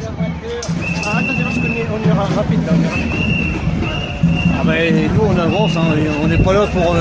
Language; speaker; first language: French; native; French